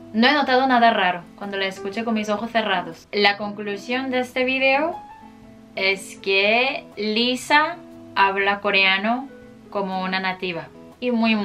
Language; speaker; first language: Spanish; non-native, fluent; Korean